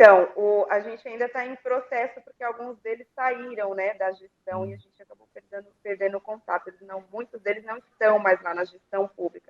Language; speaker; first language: Portuguese; native; Portuguese